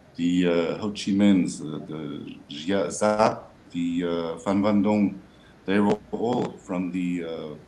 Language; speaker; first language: English; early bilingual, other home language; French